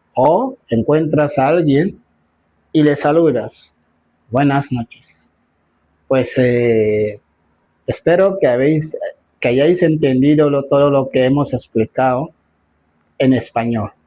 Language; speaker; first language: Spanish; non-native, fluent; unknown